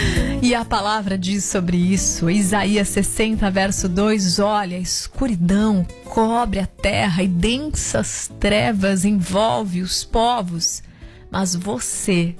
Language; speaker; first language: Portuguese; native; Portuguese